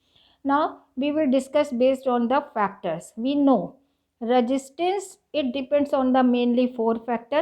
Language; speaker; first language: English; non-native, local second language; Hindi